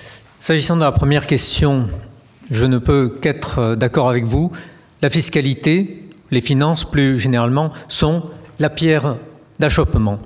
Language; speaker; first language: French; native; French